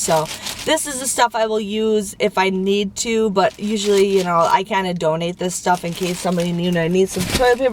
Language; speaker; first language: English; native; English